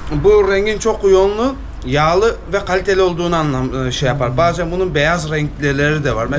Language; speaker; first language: Turkish; native; Turkish